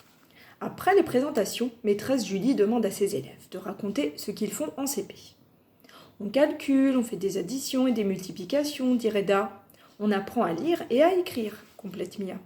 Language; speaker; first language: French; native; French